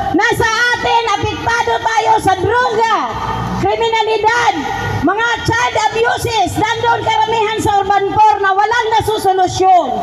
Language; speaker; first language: Filipino; non-native, local second language; Waray